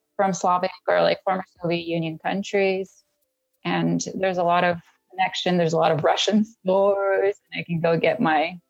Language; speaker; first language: English; early bilingual, other home language; Russian